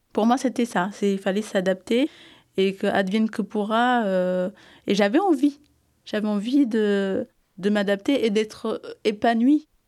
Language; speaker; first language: French; early bilingual, other home language; Amharic